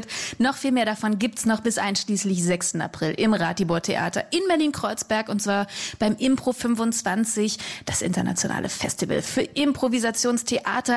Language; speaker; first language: German; native; German